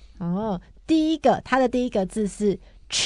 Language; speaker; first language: Chinese; native; Chinese